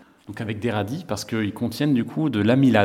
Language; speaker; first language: French; native; French